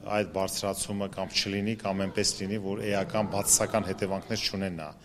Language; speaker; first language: Armenian; native; Armenian